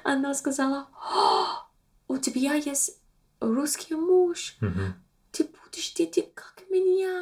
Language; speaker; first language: Russian; non-native, learner; English